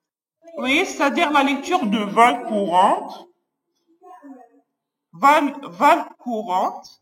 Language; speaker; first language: French; non-native, local second language; Arabic